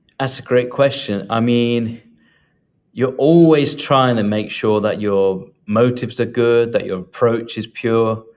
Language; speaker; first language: English; native; English